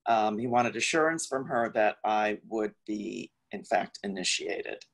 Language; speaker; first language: English; native; English